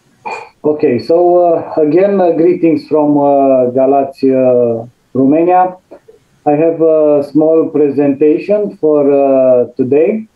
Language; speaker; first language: English; non-native, fluent; Romanian